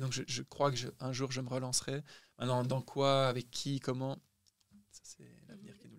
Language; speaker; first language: French; native; French